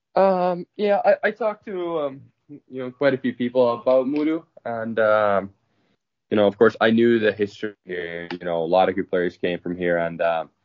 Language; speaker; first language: English; non-native, fluent; Finnish